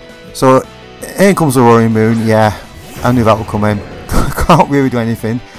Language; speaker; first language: English; native; English